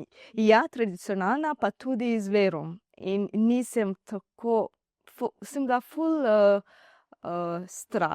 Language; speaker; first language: Slovenian; non-native, learner; Divehi